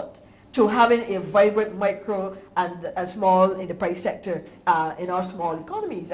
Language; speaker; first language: English; native; English